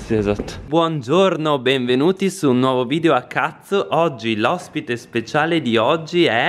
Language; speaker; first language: Italian; native; Italian